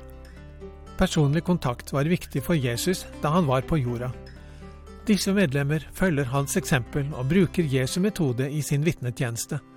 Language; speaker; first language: Norwegian; native; Norwegian